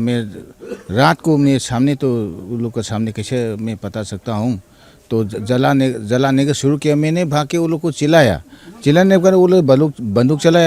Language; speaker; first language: Hindi; non-native, local second language; Manipuri